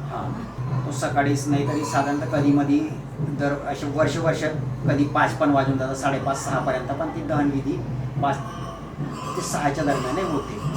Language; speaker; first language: Marathi; non-native, local second language; Bhili